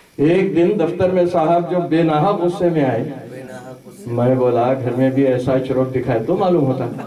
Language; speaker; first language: Urdu; native; Urdu